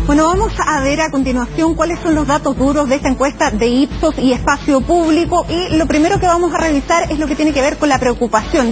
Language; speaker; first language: Spanish; native; Spanish